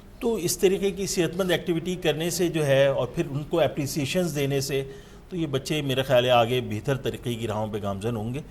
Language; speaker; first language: Urdu; native; Urdu